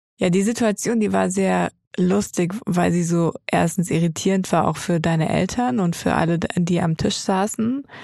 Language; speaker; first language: German; native; German